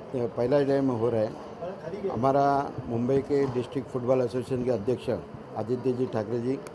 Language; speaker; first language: Hindi; non-native, local second language; Marathi